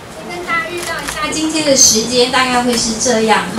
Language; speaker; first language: Chinese; native; Chinese